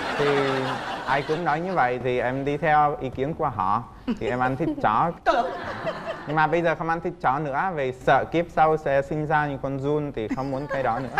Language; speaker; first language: Vietnamese; non-native, fluent; Czech